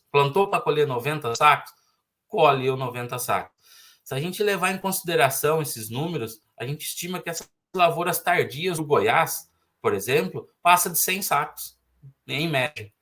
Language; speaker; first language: Portuguese; native; Portuguese